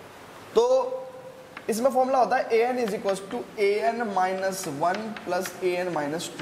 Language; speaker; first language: Hindi; native; Hindi